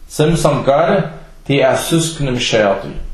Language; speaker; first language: Danish; early bilingual, other home language; Arabic